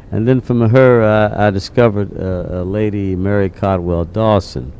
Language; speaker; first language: English; native; English